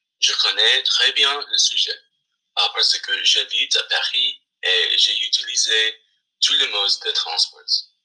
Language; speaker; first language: French; non-native, learner; English